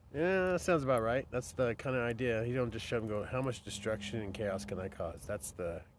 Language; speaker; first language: English; native; English